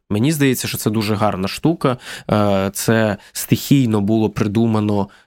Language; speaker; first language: Ukrainian; native; Ukrainian